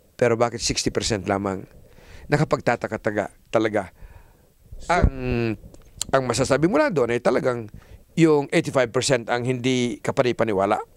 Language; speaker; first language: Filipino; native; Filipino